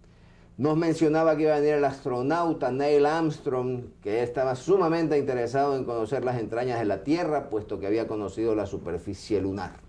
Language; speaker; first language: Spanish; native; Spanish